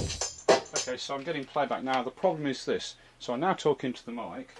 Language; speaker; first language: English; native; English